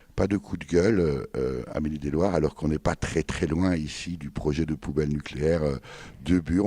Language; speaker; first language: French; native; French